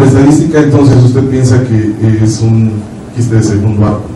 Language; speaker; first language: Spanish; native; Spanish